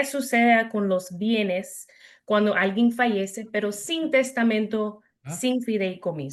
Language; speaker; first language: Spanish; early bilingual, heritage; English